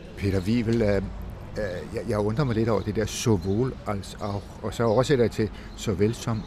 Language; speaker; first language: Danish; native; Danish